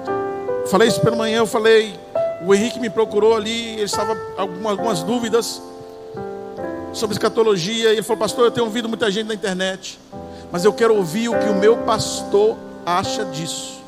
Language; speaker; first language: Portuguese; native; Portuguese